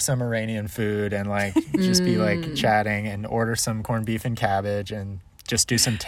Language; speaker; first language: English; native; English